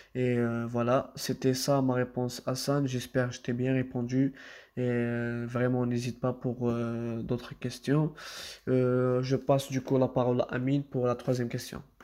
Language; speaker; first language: French; non-native, local second language; Arabic